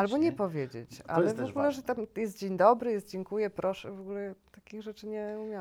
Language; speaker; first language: Polish; native; Polish